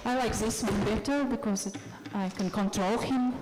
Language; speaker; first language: English; non-native, fluent; Latvian